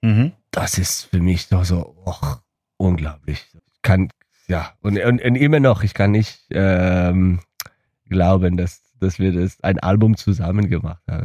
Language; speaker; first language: German; non-native, learner; Hebrew